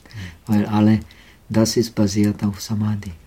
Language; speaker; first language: German; non-native, fluent; Czech